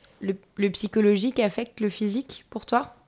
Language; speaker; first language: French; native; French